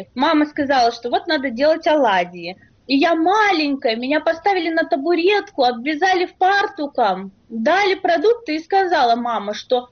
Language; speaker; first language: Russian; native; Russian